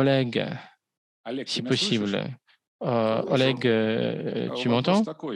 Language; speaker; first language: French; non-native, fluent; Russian